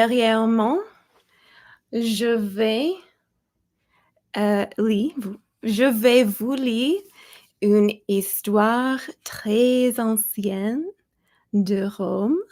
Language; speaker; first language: French; non-native, learner; English